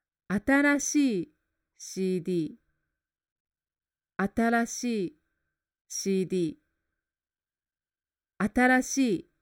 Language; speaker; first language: Japanese; non-native, learner; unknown